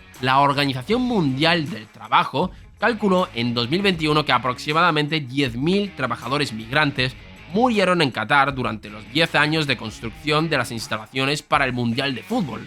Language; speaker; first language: Spanish; native; Spanish